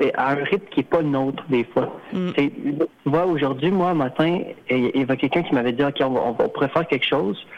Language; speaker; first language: French; native; French